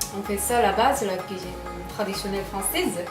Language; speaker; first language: French; non-native, learner; Korean